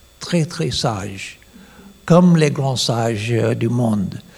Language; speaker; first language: French; non-native, fluent; English